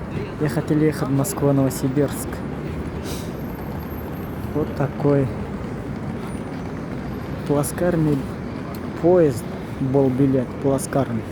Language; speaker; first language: Russian; non-native, learner; Tajik